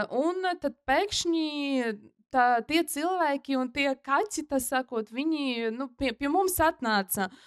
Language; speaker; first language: Latvian; non-native, local second language; Russian